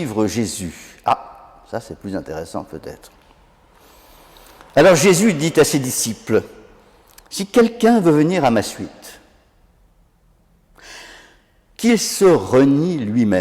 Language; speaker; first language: French; native; French